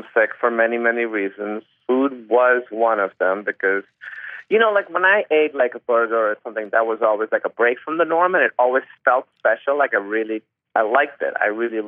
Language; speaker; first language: English; non-native, local second language; Urdu